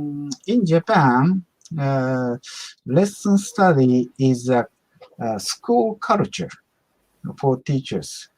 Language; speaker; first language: English; non-native, learner; Japanese